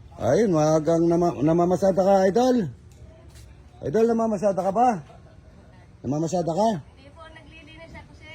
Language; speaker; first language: Filipino; non-native, local second language; Pampanga